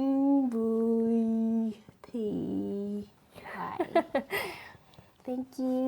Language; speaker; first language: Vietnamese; non-native, fluent; Korean